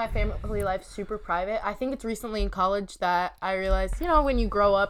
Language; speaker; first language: English; native; English